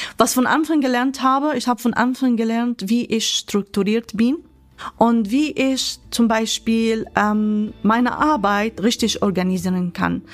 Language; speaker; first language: German; non-native, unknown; Arabic